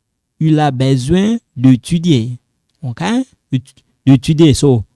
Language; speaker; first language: French; non-native, local second language; Lingala